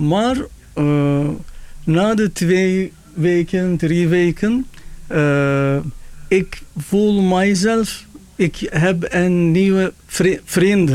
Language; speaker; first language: Dutch; non-native, learner; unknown